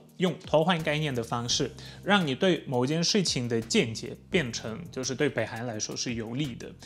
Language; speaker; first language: Chinese; non-native, fluent; Polish